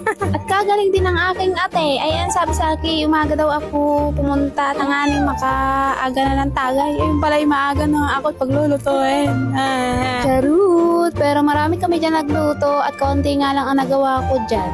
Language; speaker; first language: Filipino; native; Filipino